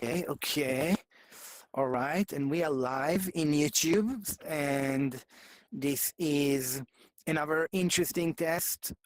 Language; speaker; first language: English; non-native, fluent; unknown